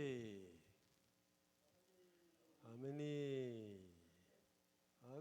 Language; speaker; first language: Korean; non-native, learner; Chinese